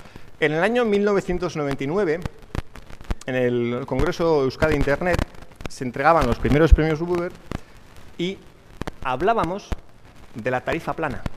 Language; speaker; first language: Spanish; native; Spanish